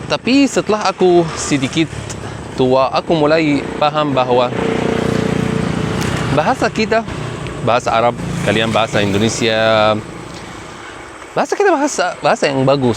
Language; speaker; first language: Indonesian; non-native, fluent; Arabic